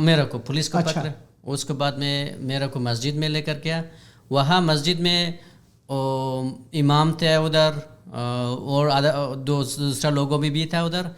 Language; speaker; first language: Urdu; non-native, learner; Hazaragi